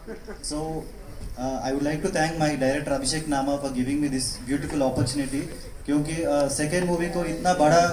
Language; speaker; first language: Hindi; non-native, local second language; Telugu